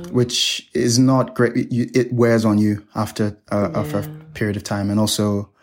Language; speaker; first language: English; native; English